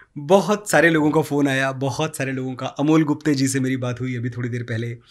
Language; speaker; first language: Hindi; native; Hindi